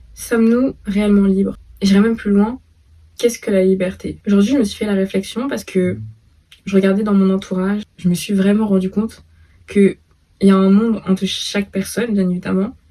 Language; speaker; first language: French; native; French